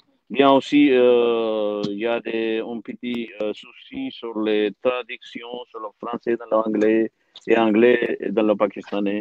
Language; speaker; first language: French; non-native, learner; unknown